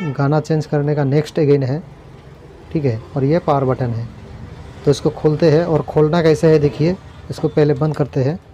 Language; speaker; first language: Hindi; native; Hindi